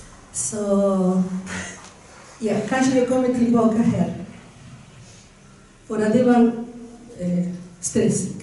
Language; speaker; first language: Swedish; non-native, fluent; Spanish